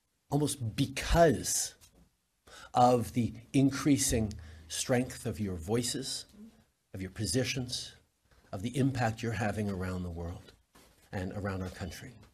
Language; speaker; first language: English; native; English